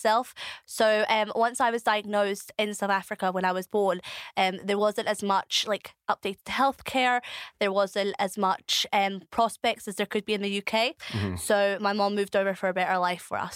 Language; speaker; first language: English; native; English